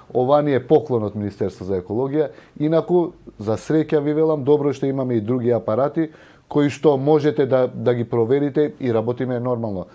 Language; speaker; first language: Macedonian; non-native, local second language; Albanian